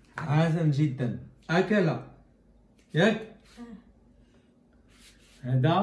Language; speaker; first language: Arabic; native; Arabic